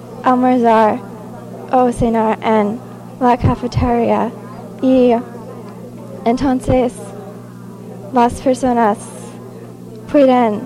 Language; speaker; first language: Spanish; non-native, learner; English